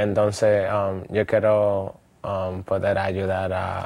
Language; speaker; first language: Spanish; early bilingual, other home language; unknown